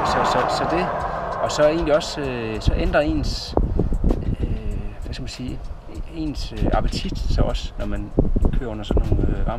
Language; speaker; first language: Danish; native; Danish